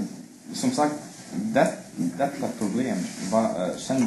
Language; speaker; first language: Swedish; non-native, fluent; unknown